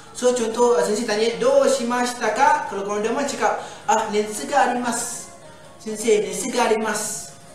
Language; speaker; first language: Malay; native; Malay